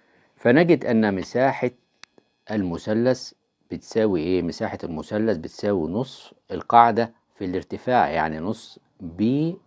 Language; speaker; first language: Arabic; native; Arabic